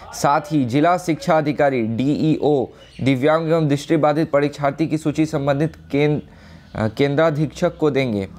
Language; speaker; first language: Hindi; native; Hindi